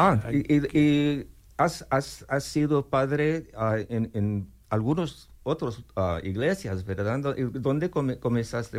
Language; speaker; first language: Spanish; non-native, learner; English